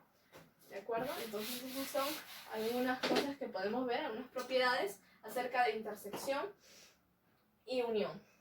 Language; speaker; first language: Spanish; native; Spanish